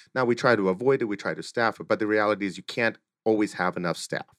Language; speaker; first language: English; early bilingual, other home language; Russian